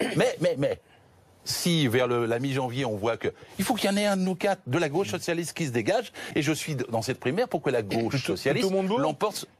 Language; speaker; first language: French; native; French